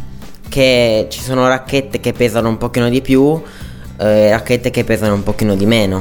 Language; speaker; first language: Italian; native; Italian